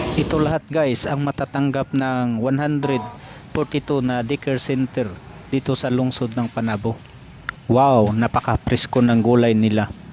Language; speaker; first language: Filipino; non-native, local second language; Cebuano